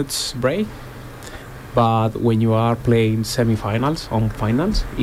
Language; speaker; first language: English; non-native, learner; Spanish